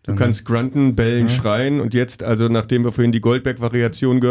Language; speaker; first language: German; native; German